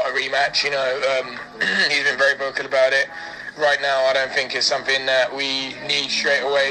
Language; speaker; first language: English; native; English